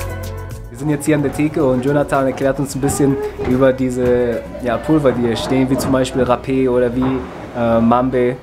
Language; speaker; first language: German; native; German